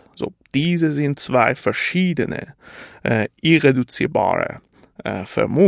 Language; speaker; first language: German; non-native, fluent; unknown